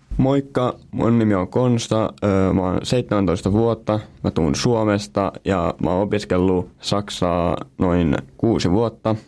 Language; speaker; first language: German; non-native, learner; Finnish